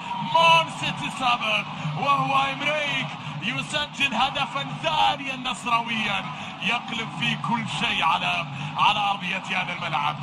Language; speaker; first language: Arabic; native; Arabic